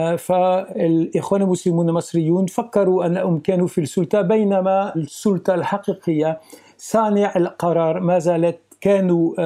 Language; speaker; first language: Arabic; non-native, fluent; French